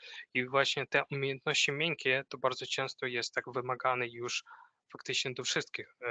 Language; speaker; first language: Polish; non-native, fluent; Ukrainian